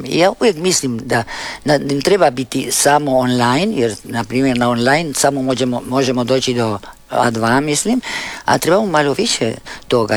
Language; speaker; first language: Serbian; early bilingual, heritage; Spanish